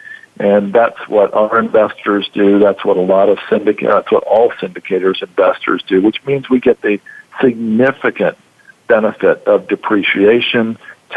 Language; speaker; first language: English; native; English